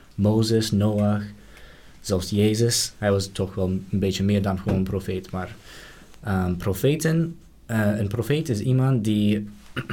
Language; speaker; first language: Dutch; non-native, fluent; English